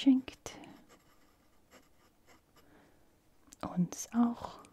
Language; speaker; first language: German; non-native, fluent; English